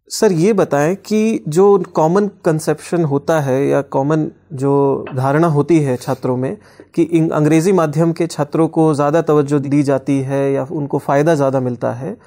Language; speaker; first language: Hindi; native; Hindi